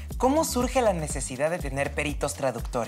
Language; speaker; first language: Spanish; native; Spanish